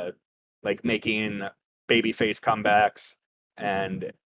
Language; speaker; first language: English; native; English